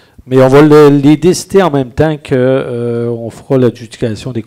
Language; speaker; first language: French; native; French